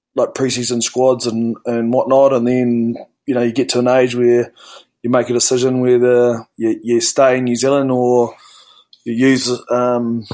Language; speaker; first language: English; native; English